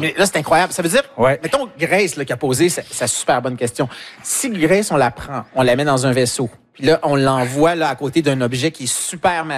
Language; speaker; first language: French; native; French